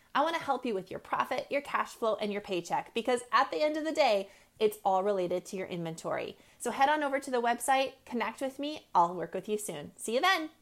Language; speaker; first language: English; native; English